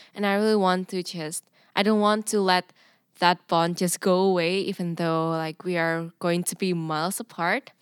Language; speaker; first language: English; non-native, fluent; Indonesian